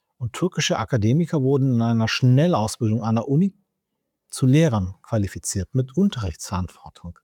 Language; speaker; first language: German; early bilingual, other home language; Turkish